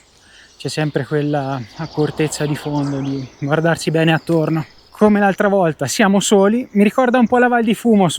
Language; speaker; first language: Italian; native; Italian